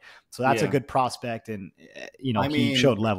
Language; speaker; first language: English; native; English